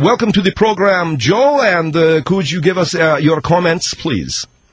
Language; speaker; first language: English; native; English